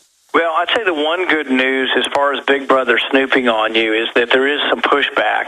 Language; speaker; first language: English; native; English